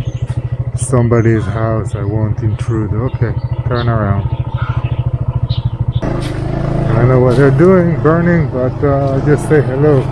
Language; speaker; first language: English; non-native, fluent; Hebrew